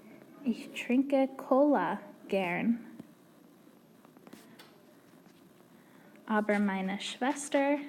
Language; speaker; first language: German; non-native, fluent; English